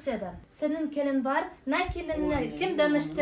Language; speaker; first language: Turkish; non-native, learner; Russian